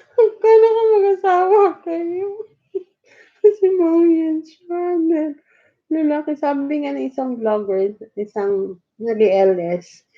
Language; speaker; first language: Filipino; non-native, local second language; Cebuano